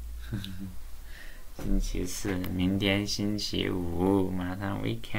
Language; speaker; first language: Chinese; native; Chinese